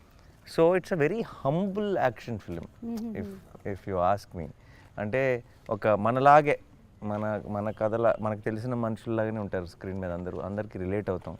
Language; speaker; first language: Telugu; native; Telugu